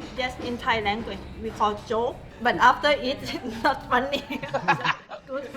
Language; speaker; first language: English; non-native, fluent; Thai